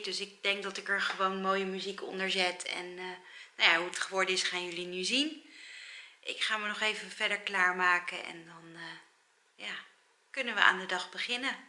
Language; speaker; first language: Dutch; native; Dutch